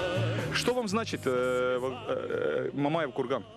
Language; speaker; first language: Russian; non-native, local second language; Estonian